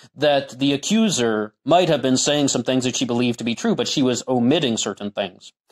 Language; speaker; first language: English; native; English